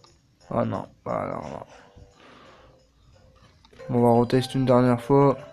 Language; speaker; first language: French; native; French